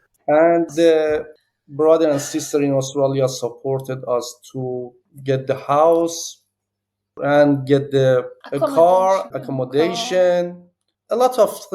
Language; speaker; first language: English; non-native, learner; Persian